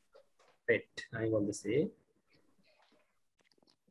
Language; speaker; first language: English; non-native, learner; Bangla